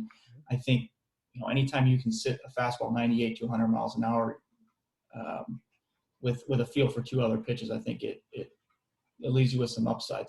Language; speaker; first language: English; native; English